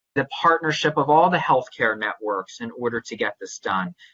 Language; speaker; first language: English; native; English